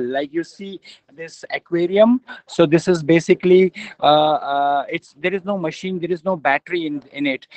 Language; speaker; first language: English; non-native, local second language; Hindi